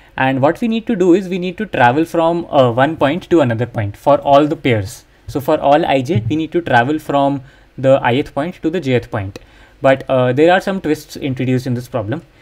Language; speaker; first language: English; non-native, local second language; Hindi